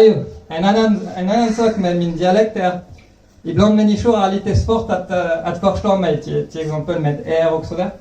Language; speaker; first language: Swedish; non-native, fluent; French